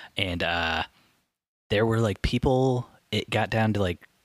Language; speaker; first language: English; native; English